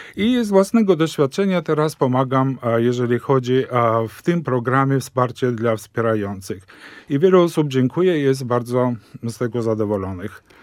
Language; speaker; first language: Polish; early bilingual, heritage; Polish